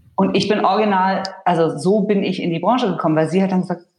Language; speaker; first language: German; native; German